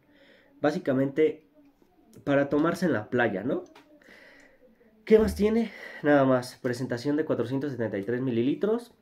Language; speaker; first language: Spanish; native; Spanish